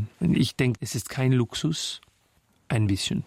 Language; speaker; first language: German; non-native, fluent; French